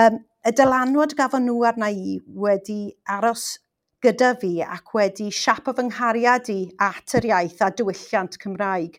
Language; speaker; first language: Welsh; non-native, local second language; English